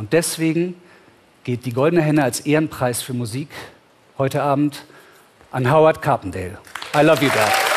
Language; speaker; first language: German; native; German